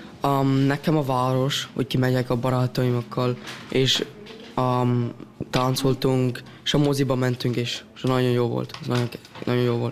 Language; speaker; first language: Hungarian; early bilingual, heritage; German